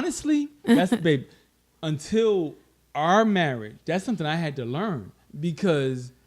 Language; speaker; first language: English; native; English